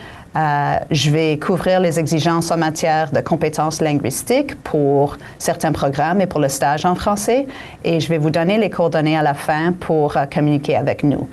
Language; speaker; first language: French; native; French